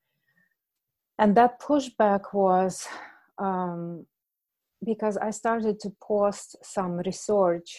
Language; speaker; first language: English; non-native, fluent; Russian